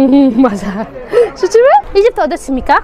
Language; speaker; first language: Korean; non-native, fluent; Arabic